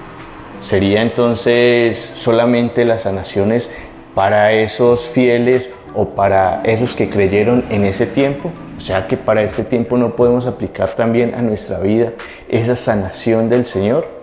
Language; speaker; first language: Spanish; native; Spanish